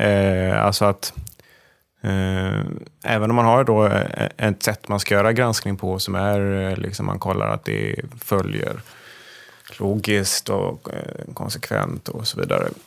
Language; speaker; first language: Swedish; native; Swedish